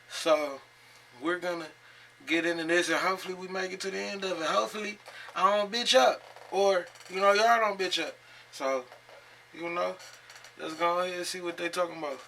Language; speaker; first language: English; native; English